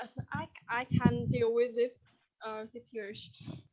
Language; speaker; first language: English; non-native, learner; Vietnamese